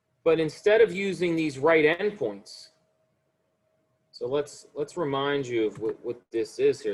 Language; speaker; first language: English; native; English